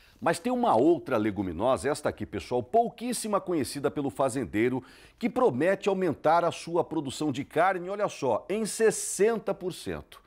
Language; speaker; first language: Portuguese; native; Portuguese